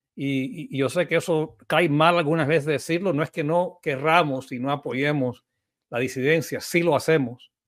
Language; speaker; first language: Spanish; early bilingual, heritage; Spanish